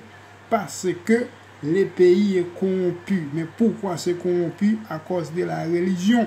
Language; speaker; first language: French; non-native, local second language; Haitian Creole